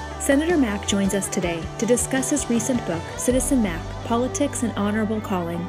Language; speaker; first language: English; native; English